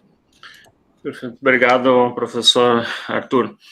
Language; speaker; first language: Portuguese; non-native, learner; Spanish